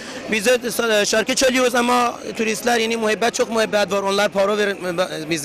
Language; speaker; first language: Turkish; non-native, learner; Persian